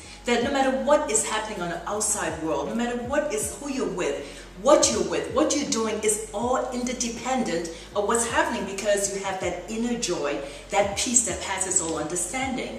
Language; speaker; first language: English; native; English